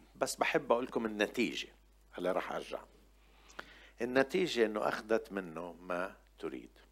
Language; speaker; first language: Arabic; non-native, local second language; Armenian